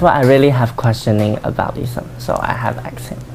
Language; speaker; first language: English; non-native, learner; Chinese